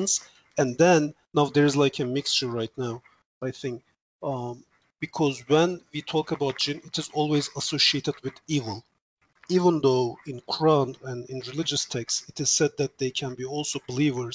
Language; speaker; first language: English; non-native, fluent; Turkish